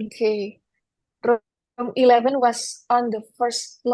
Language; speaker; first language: English; non-native, fluent; Indonesian